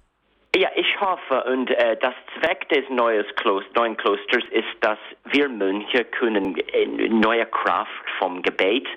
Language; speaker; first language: German; non-native, fluent; English